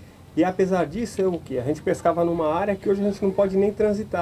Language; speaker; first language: Portuguese; native; Portuguese